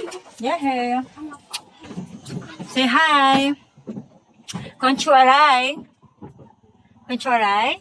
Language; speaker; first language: English; non-native, local second language; Filipino